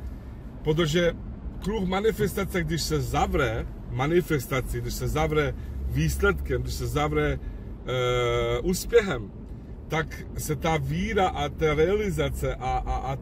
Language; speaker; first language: Czech; non-native, fluent; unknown